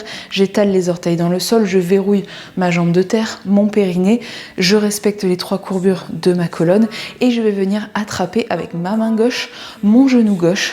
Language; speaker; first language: French; native; French